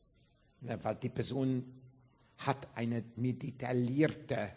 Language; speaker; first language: German; non-native, fluent; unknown